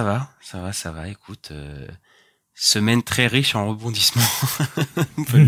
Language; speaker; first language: French; native; French